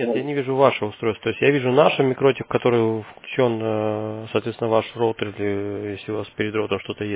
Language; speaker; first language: Russian; native; Russian